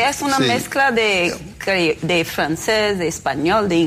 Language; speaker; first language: Spanish; non-native, fluent; Haitian Creole